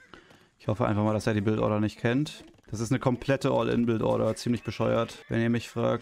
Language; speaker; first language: German; native; German